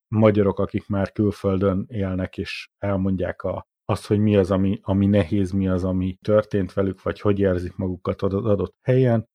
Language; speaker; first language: Hungarian; native; Hungarian